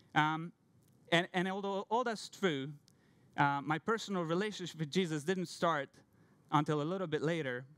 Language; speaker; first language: English; non-native, fluent; Hungarian